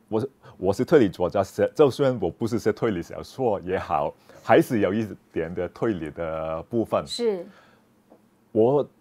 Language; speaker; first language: Chinese; non-native, local second language; Cantonese